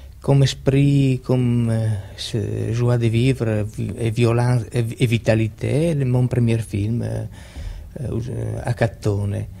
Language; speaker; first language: French; non-native, fluent; Italian